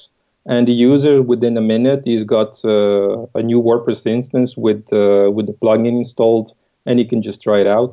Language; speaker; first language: English; non-native, fluent; Italian